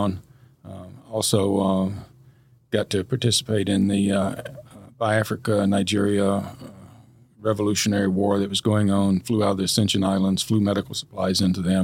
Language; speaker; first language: English; native; English